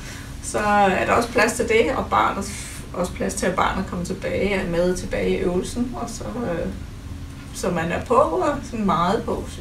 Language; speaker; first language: Danish; native; Danish